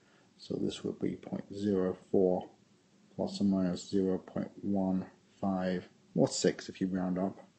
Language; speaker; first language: English; native; English